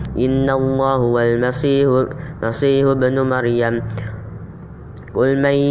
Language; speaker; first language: Arabic; non-native, learner; Indonesian